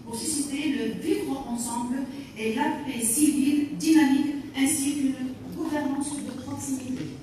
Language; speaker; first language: French; non-native, local second language; Arabic